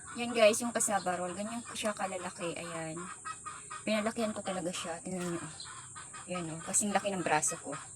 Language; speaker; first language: Filipino; non-native, local second language; Bikol